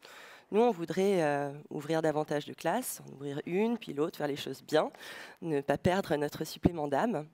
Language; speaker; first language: French; native; French